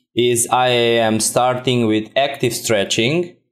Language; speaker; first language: English; non-native, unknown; Romanian